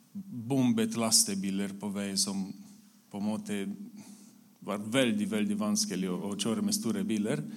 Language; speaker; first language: Norwegian; non-native, fluent; Romanian